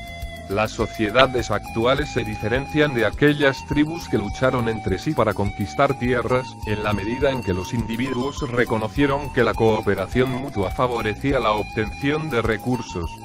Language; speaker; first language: Spanish; native; Spanish